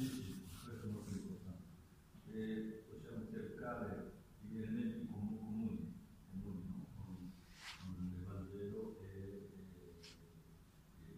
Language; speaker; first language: Italian; non-native, learner; Japanese